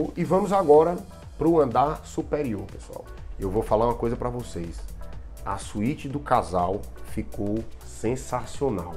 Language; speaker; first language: Portuguese; native; Portuguese